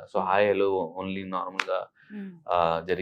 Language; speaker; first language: Telugu; non-native, learner; Hindi